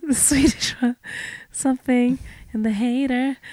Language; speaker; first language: English; native; English